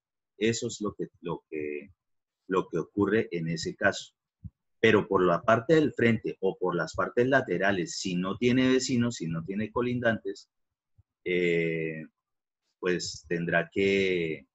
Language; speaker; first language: Spanish; native; Spanish